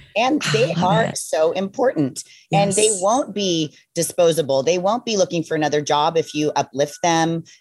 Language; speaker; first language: English; native; English